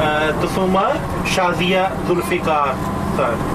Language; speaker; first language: Japanese; non-native, learner; Urdu